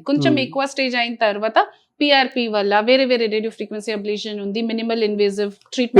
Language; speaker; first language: Telugu; non-native, local second language; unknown